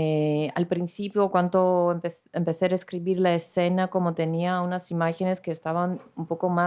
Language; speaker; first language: Spanish; non-native, fluent; Greek